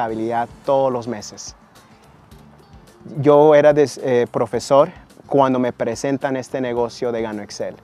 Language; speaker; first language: Spanish; early bilingual, heritage; Spanish